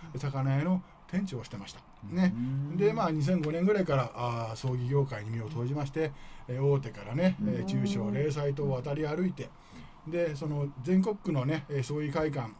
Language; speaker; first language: Japanese; native; Japanese